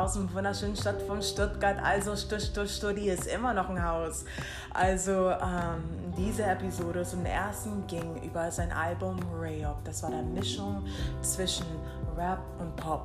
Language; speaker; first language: German; non-native, fluent; English